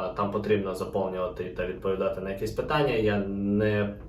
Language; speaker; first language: Ukrainian; non-native, local second language; Russian